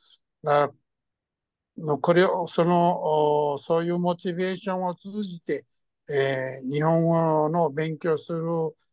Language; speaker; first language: Japanese; early bilingual, heritage; Japanese